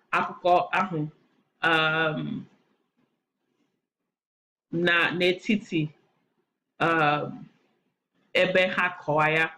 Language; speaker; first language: Igbo; non-native, learner; English